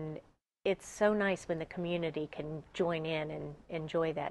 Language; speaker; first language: English; native; English